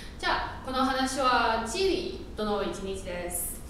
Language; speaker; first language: Japanese; non-native, learner; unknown